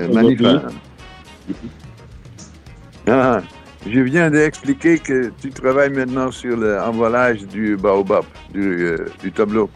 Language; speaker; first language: French; non-native, fluent; Dutch